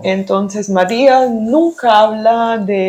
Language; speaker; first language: Spanish; early bilingual, heritage; German